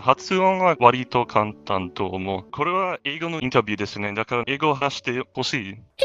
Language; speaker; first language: Japanese; non-native, fluent; English